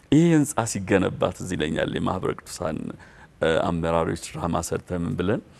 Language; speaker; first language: Amharic; native; Amharic